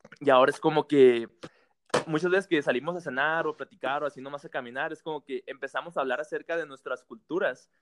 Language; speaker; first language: Spanish; native; Spanish